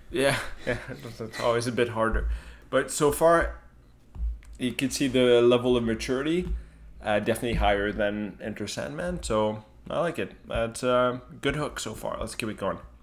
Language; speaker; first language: English; native; English